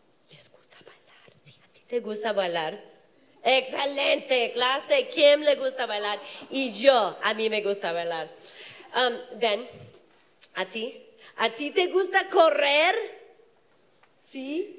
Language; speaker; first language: Spanish; non-native, fluent; English